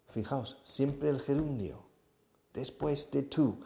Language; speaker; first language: Spanish; non-native, fluent; English